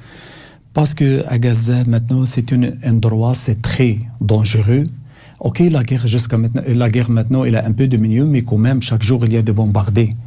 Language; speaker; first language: French; non-native, learner; Arabic